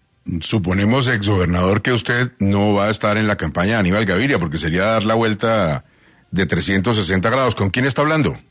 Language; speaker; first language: Spanish; native; Spanish